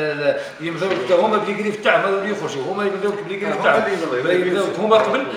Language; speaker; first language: Arabic; native; Arabic